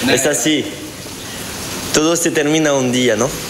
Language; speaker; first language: Spanish; non-native, learner; French